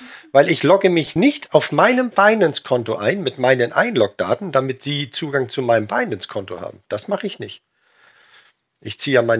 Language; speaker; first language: German; native; German